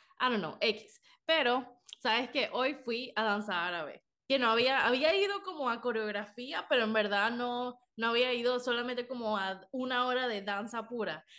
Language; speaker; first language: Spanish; early bilingual, other home language; English